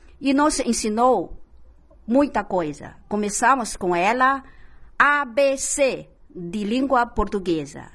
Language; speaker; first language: Portuguese; non-native, fluent; Chinese